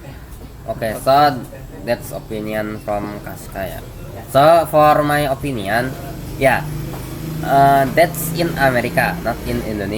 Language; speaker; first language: English; non-native, learner; Indonesian